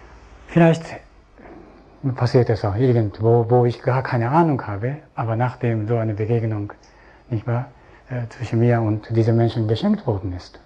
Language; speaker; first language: German; non-native, fluent; Japanese